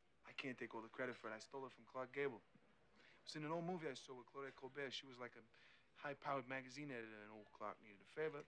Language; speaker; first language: English; native; English